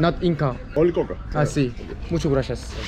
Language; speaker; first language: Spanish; non-native, learner; Korean